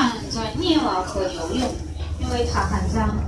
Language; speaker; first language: Chinese; non-native, fluent; Russian